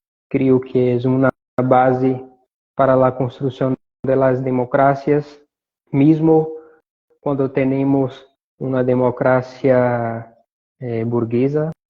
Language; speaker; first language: Spanish; non-native, fluent; Portuguese